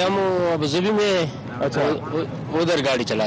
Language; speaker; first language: Hindi; non-native, local second language; Pashto